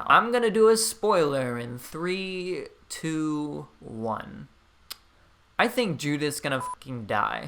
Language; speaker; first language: English; native; English